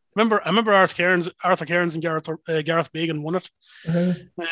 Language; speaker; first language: English; native; English